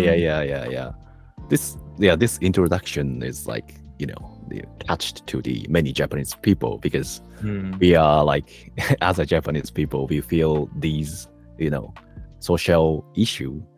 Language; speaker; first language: English; non-native, learner; Japanese